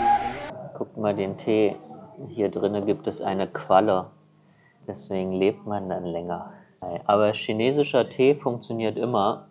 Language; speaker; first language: German; non-native, fluent; Chinese